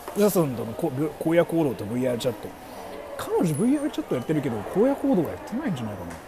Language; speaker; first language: Japanese; early bilingual, heritage; Japanese